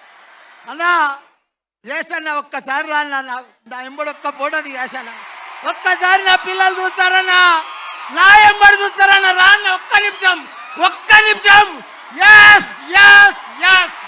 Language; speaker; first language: Telugu; native; Telugu